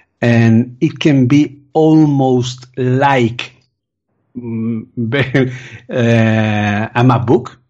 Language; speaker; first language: English; non-native, fluent; Spanish